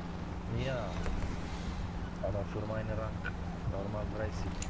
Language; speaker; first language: German; non-native, learner; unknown